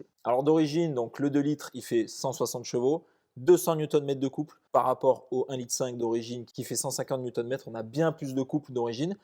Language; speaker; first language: French; native; French